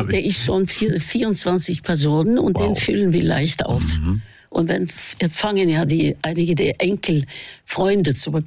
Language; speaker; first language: German; non-native, fluent; Norwegian